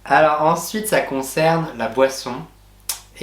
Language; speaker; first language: French; native; French